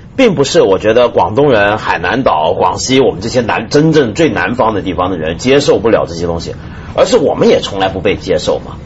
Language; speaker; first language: Chinese; non-native, local second language; Cantonese